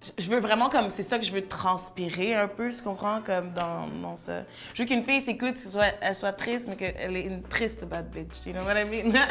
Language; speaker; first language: French; early bilingual, other home language; Bambara